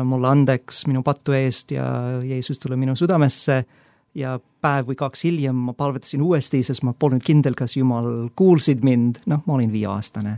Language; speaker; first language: Estonian; non-native, fluent; English